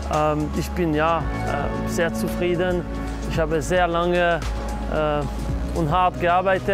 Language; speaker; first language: German; non-native, local second language; French